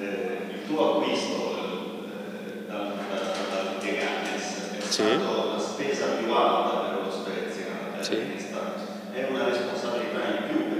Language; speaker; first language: Italian; native; Italian